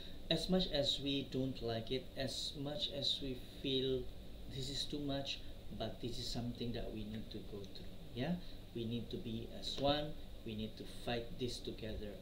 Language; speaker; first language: English; non-native, local second language; Malay